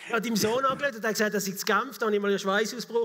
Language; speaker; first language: German; native; German